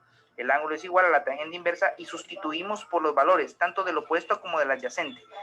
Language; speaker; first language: Spanish; native; Spanish